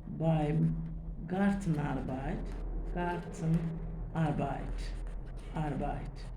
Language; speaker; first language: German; non-native, learner; Turkish